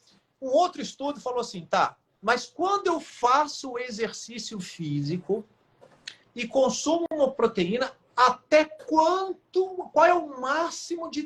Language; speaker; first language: Portuguese; native; Portuguese